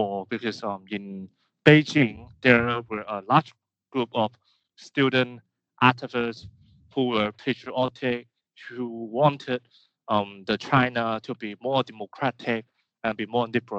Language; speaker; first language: English; non-native, local second language; Cantonese